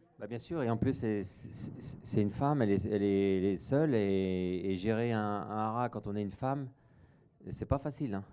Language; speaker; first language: French; native; French